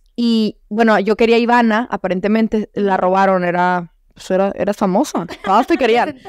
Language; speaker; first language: Spanish; native; Spanish